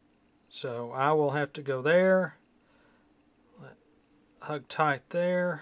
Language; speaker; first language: English; native; English